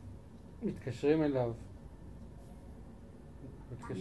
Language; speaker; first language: Hebrew; native; Hebrew